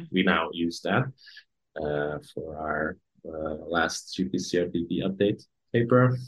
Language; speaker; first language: English; non-native, fluent; Hungarian